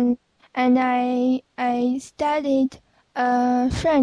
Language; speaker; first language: English; non-native, learner; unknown